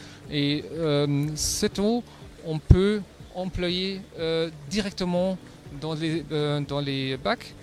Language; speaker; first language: French; non-native, fluent; German